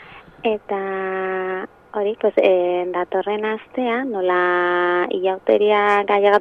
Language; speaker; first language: Basque; non-native, local second language; Spanish